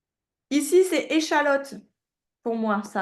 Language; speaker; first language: French; native; French